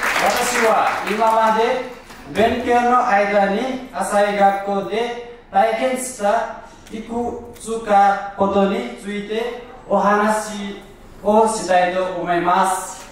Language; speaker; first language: Japanese; non-native, learner; Nepali